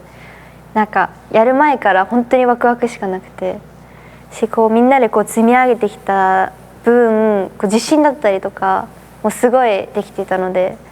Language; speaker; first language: Japanese; native; Japanese